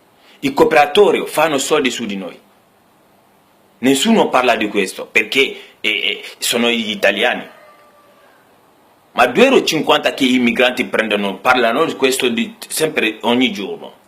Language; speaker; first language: Italian; non-native, learner; Bambara